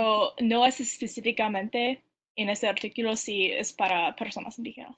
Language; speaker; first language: Spanish; non-native, learner; English